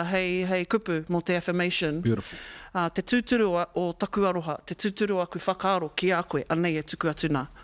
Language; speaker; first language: Māori; non-native, local second language; English